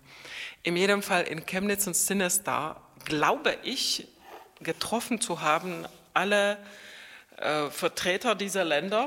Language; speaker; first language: German; non-native, fluent; Czech